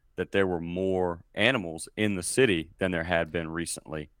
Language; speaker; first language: English; native; English